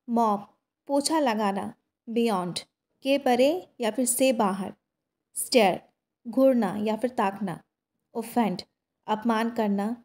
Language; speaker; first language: Hindi; native; Hindi